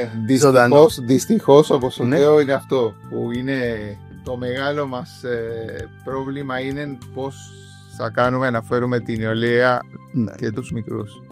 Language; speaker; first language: Greek; early bilingual, heritage; Greek